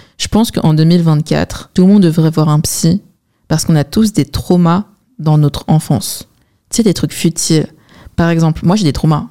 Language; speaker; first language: French; early bilingual, other home language; Chinese